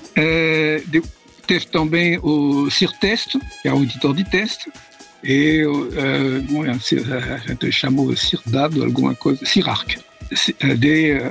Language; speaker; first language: Portuguese; non-native, fluent; French